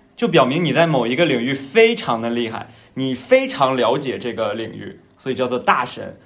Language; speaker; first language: Chinese; native; Chinese